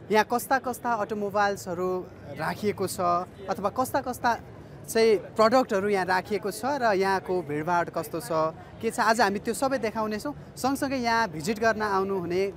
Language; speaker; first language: Nepali; native; Nepali